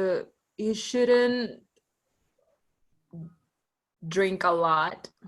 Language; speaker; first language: English; non-native, learner; Spanish